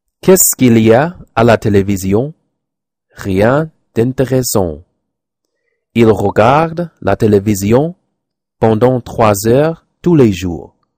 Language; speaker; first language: French; non-native, learner; English